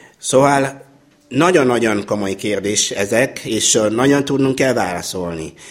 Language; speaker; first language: Hungarian; non-native, fluent; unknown